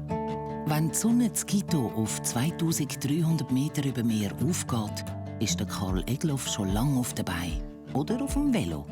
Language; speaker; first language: German; native; German